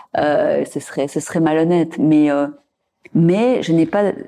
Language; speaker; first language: French; native; French